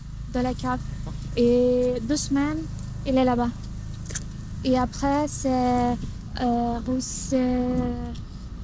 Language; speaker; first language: French; non-native, learner; Ukrainian